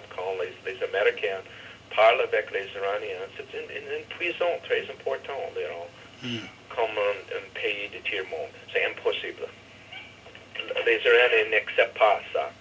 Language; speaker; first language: French; non-native, learner; English